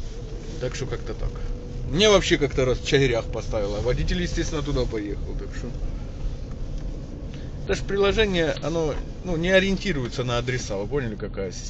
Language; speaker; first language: Russian; native; Russian